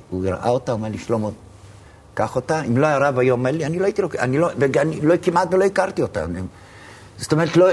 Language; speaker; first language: Hebrew; early bilingual, other home language; Arabic